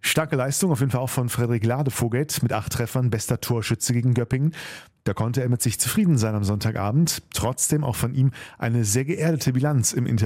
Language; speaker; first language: German; native; German